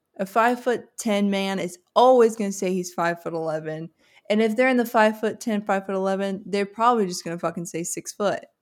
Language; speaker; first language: English; native; English